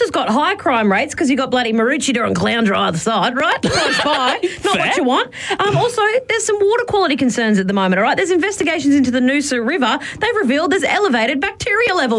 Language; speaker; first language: English; native; English